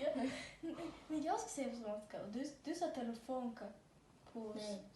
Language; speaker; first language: Swedish; early bilingual, other home language; Somali